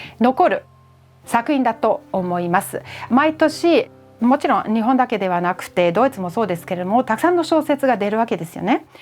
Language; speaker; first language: Japanese; non-native, fluent; German